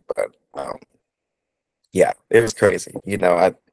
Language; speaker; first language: English; native; English